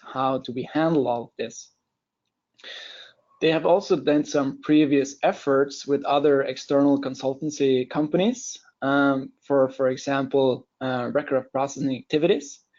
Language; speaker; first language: English; non-native, fluent; Norwegian